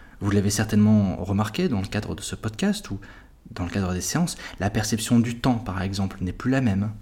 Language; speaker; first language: French; native; French